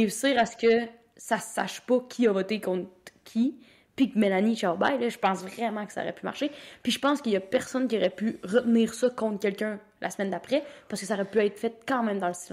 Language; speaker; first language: French; native; French